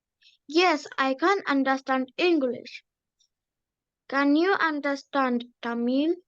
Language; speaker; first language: English; non-native, learner; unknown